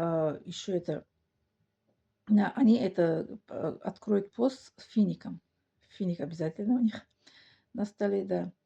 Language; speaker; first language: Russian; non-native, local second language; Tajik